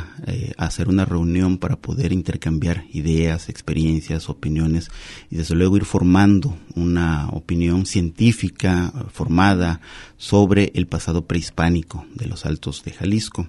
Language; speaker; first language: Spanish; native; Spanish